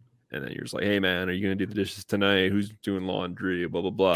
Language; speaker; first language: English; native; English